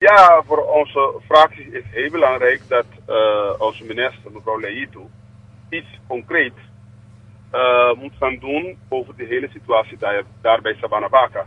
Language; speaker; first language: Dutch; non-native, local second language; Papiamento